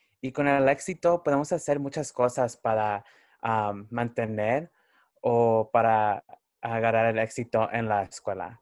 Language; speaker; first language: Spanish; early bilingual, heritage; Spanish